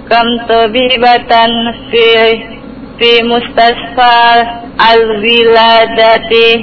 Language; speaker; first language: Arabic; non-native, learner; Indonesian